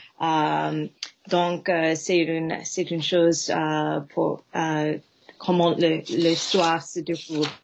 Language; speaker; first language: French; non-native, fluent; English